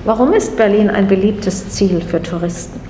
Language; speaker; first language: German; non-native, fluent; English